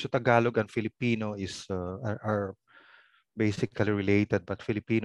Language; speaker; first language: English; non-native, local second language; Pangasinan